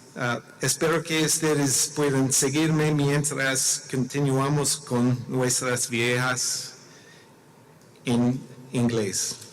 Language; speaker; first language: Spanish; non-native, learner; English